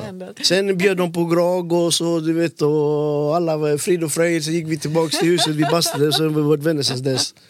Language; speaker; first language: Swedish; early bilingual, other home language; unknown